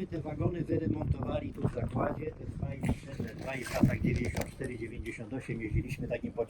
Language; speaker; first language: Polish; native; Polish